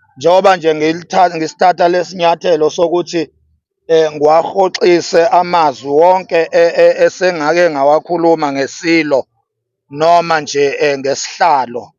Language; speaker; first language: Zulu; native; Zulu